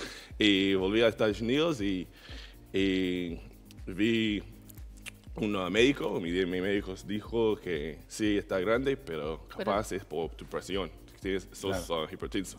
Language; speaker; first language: Spanish; non-native, learner; English